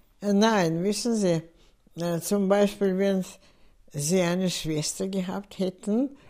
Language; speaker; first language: German; non-native, fluent; Russian